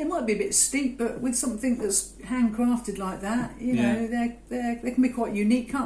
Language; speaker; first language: English; native; English